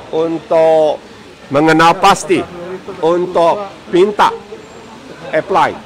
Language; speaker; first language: Malay; non-native, local second language; Chinese